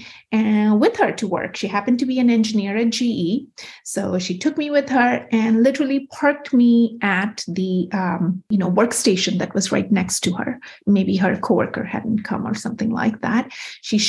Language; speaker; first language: English; non-native, local second language; Bangla